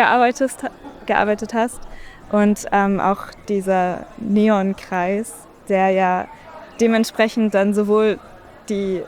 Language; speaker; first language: German; native; German